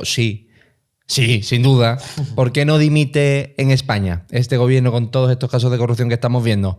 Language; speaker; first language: Spanish; native; Spanish